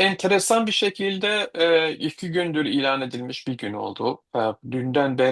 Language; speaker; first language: Turkish; non-native, fluent; Kurdish